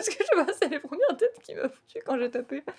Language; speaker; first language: French; native; French